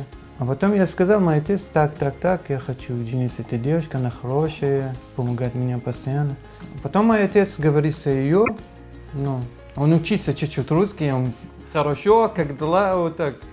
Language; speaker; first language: Russian; non-native, learner; Arabic